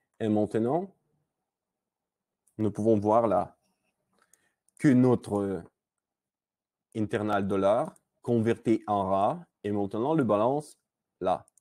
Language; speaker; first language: French; non-native, learner; Russian